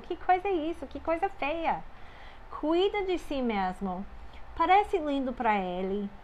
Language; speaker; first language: Portuguese; non-native, fluent; English